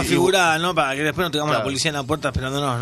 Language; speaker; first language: Spanish; native; Spanish